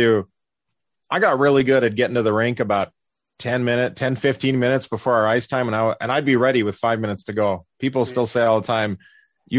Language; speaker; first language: English; native; English